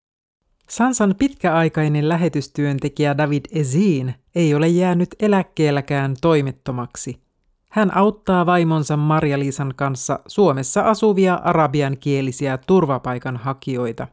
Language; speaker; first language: Finnish; native; Finnish